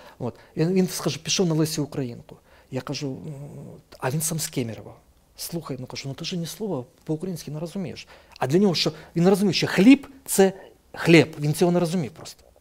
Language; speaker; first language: Ukrainian; native; Ukrainian